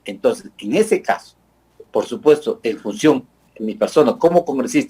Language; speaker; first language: Spanish; native; Spanish